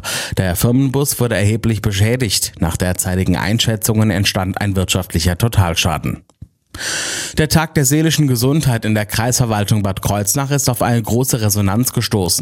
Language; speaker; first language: German; native; German